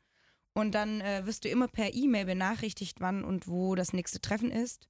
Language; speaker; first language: German; native; German